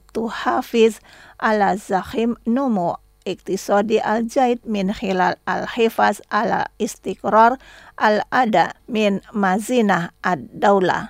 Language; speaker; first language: Arabic; non-native, fluent; Indonesian